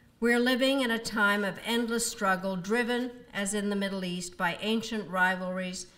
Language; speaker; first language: English; early bilingual, other home language; Czech